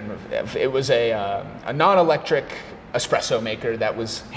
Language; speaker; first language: English; native; English